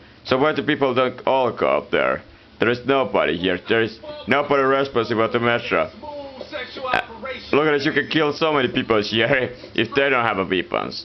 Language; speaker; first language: English; non-native, fluent; Italian